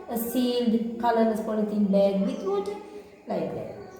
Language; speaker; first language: English; non-native, local second language; Sinhala